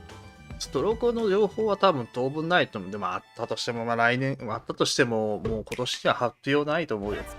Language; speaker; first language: Japanese; native; Japanese